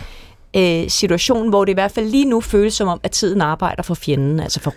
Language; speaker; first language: Danish; native; Danish